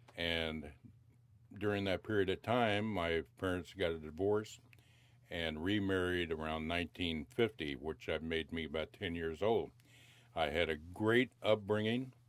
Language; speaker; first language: English; native; English